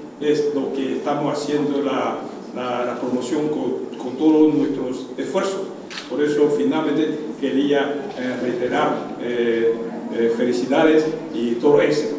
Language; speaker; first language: Spanish; non-native, fluent; Chinese